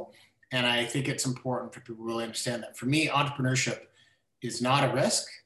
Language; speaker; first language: English; native; English